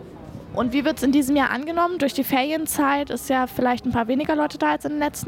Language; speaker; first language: German; native; German